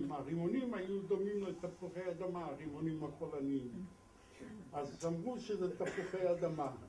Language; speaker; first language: Hebrew; non-native, fluent; Polish